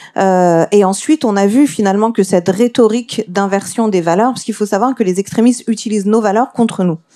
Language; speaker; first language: French; early bilingual, other home language; Persian